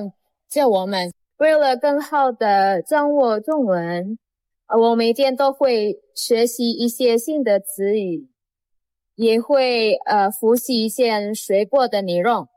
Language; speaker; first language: Chinese; non-native, fluent; Indonesian